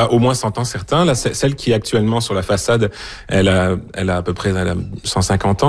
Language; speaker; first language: French; native; French